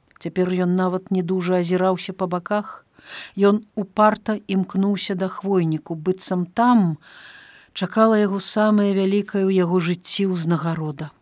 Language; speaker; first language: Belarusian; native; Belarusian